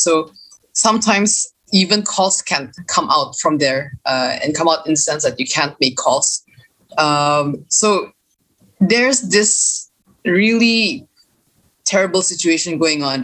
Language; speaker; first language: English; non-native, local second language; Malay